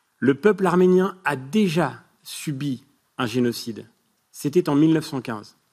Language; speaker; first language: French; native; French